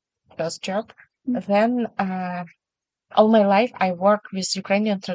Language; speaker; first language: English; non-native, learner; Ukrainian